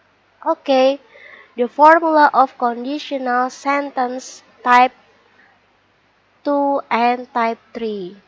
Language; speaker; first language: English; non-native, learner; Indonesian